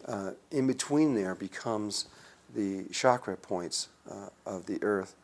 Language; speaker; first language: English; native; English